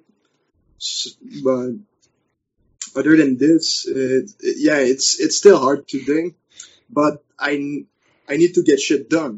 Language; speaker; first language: English; non-native, fluent; French